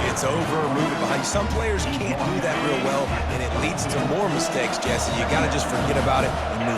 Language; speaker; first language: English; native; English